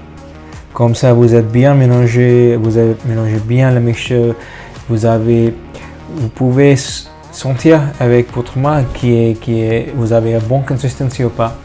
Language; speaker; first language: French; non-native, fluent; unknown